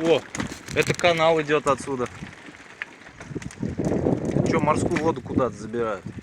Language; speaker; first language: Russian; native; Russian